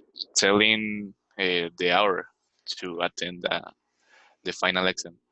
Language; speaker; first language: English; non-native, learner; Spanish